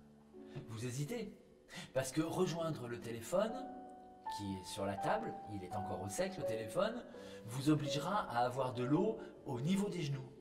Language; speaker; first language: French; native; French